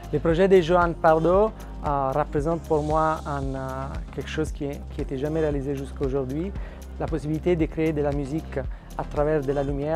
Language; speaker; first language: French; non-native, fluent; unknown